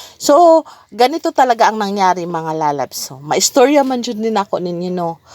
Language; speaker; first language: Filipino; non-native, local second language; Cebuano